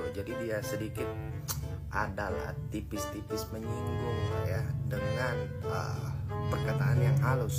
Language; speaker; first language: Indonesian; native; Indonesian